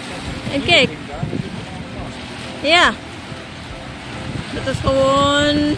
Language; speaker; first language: Dutch; non-native, fluent; Indonesian